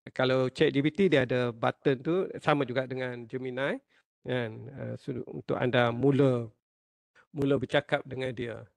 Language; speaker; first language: Malay; native; Malay